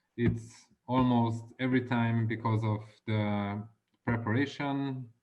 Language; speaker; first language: English; non-native, fluent; Hungarian